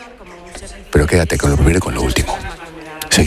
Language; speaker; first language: Spanish; native; Spanish